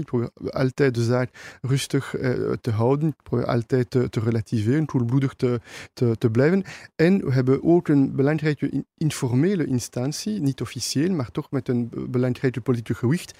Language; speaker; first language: Dutch; non-native, local second language; French